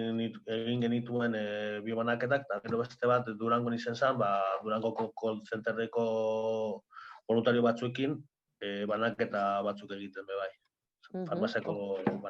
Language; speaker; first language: Basque; non-native, local second language; Spanish